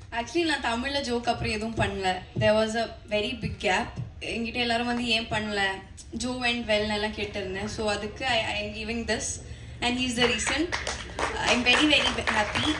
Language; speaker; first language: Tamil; non-native, fluent; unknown